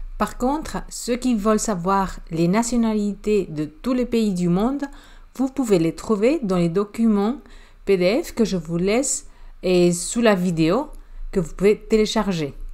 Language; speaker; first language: French; non-native, fluent; Spanish